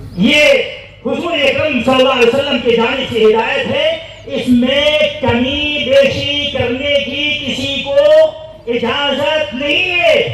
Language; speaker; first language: Urdu; native; Urdu